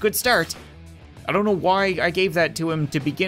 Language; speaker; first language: English; native; English